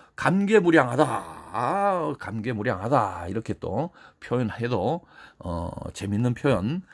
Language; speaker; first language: Korean; native; Korean